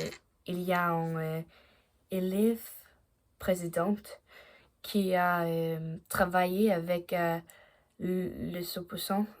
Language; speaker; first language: French; non-native, learner; Danish